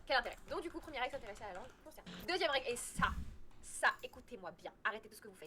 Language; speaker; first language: French; early bilingual, other home language; Arabic